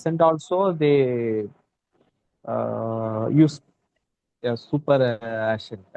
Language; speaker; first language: English; non-native, learner; Tamil